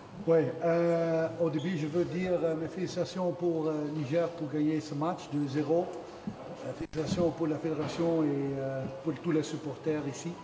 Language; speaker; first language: French; non-native, fluent; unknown